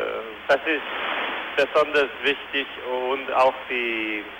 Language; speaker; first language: German; non-native, fluent; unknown